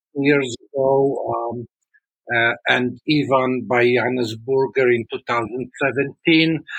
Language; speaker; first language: English; non-native, fluent; Slovenian